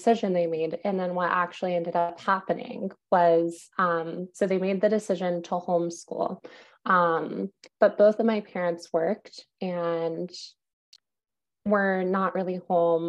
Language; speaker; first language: English; native; English